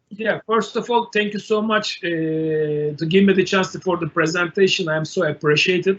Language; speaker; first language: English; non-native, learner; Turkish